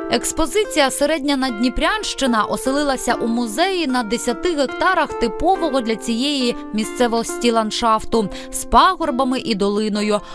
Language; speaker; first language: Ukrainian; native; Ukrainian